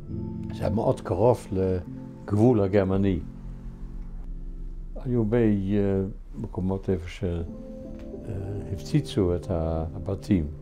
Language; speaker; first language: Hebrew; non-native, fluent; Dutch